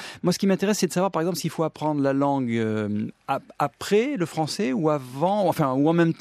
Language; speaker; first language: French; native; French